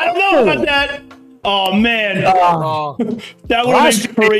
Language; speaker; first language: English; native; English